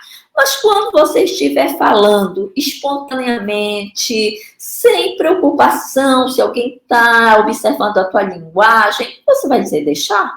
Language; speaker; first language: Portuguese; native; Portuguese